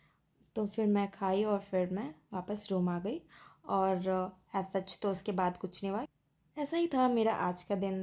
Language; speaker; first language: Hindi; native; Hindi